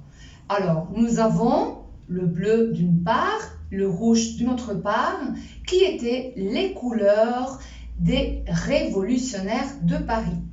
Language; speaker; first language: French; non-native, fluent; Spanish